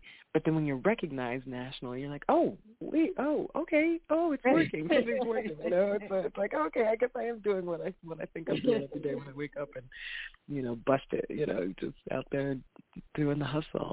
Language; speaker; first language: English; native; English